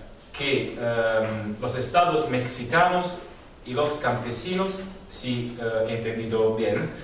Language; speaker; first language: Spanish; non-native, learner; Italian